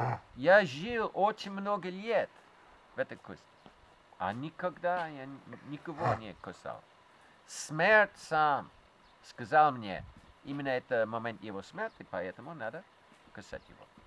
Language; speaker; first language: Russian; non-native, fluent; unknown